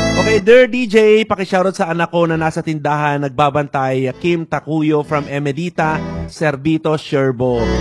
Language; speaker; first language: Filipino; native; Filipino